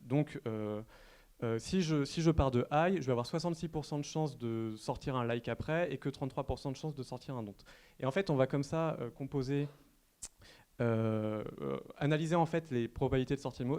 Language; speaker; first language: French; native; French